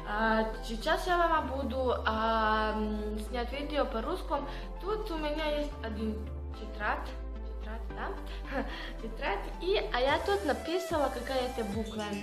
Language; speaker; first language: Russian; non-native, learner; Serbian